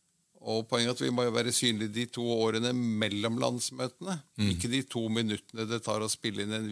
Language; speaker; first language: Norwegian; native; Norwegian